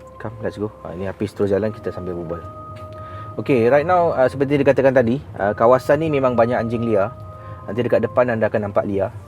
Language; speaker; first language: Malay; native; Malay